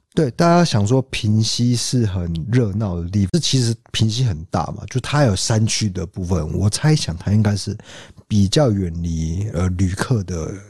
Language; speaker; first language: Chinese; native; Chinese